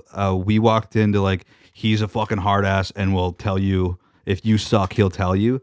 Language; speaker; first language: English; native; English